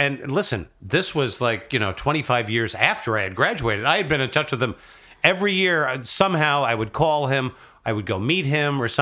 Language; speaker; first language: English; native; English